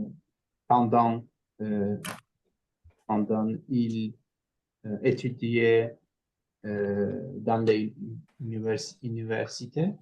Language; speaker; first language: French; non-native, learner; Turkish